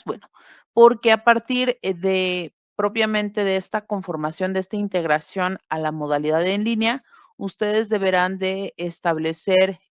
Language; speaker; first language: Spanish; native; Spanish